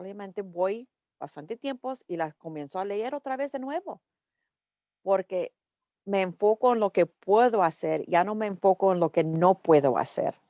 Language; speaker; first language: Spanish; early bilingual, heritage; English